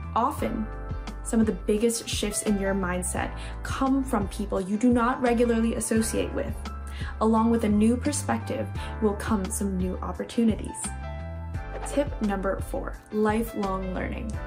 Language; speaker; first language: English; native; English